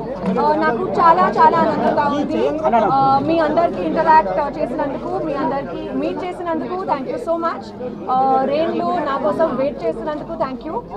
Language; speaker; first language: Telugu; non-native, learner; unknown